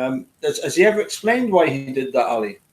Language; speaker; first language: English; native; English